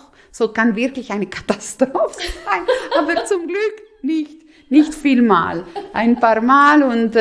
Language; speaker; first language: German; non-native, local second language; Italian